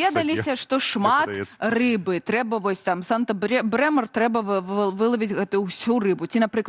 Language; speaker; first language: Belarusian; native; Belarusian